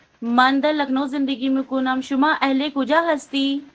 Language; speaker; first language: Persian; non-native, learner; Urdu